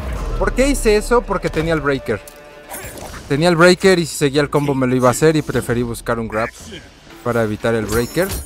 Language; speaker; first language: Spanish; native; Spanish